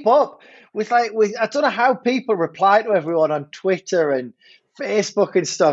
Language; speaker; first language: English; native; English